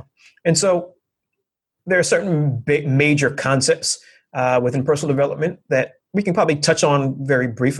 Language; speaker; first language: English; native; English